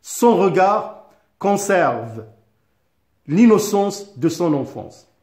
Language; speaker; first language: French; non-native, local second language; Arabic